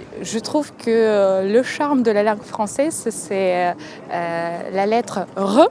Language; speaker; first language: French; non-native, fluent; Romanian